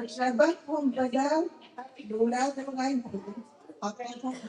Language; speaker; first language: Arabic; native; Arabic